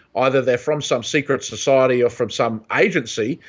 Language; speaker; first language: English; native; English